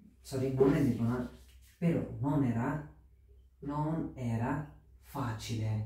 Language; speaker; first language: Italian; non-native, fluent; Bangla